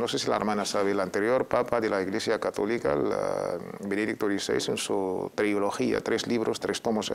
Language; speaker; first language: Spanish; native; Spanish